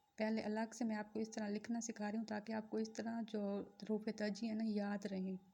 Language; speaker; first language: Urdu; non-native, local second language; Punjabi